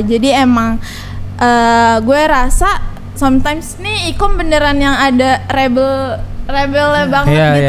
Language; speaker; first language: Indonesian; native; Indonesian